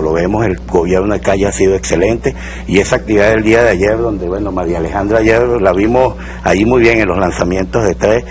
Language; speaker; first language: Spanish; native; Spanish